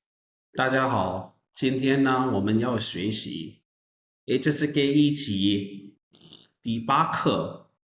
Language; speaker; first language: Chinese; non-native, fluent; Urdu